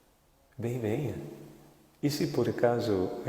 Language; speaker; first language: Portuguese; native; Portuguese